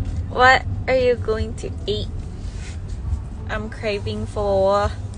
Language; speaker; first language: English; non-native, fluent; Thai